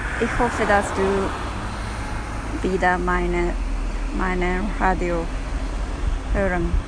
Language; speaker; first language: German; non-native, learner; Japanese